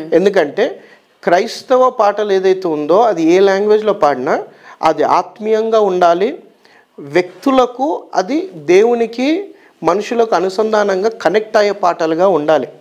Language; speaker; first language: Telugu; native; Telugu